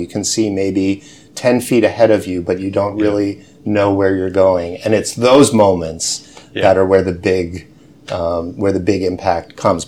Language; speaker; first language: English; native; English